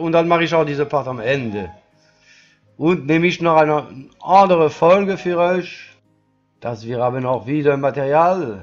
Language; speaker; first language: German; non-native, learner; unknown